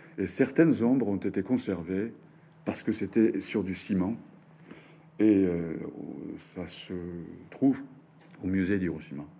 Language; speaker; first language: French; non-native, fluent; Japanese